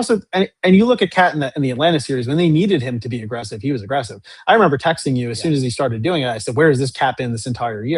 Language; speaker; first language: English; native; English